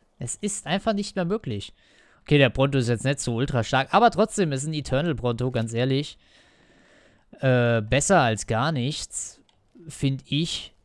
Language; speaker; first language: German; native; German